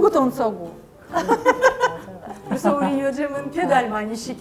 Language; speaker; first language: Korean; non-native, fluent; Russian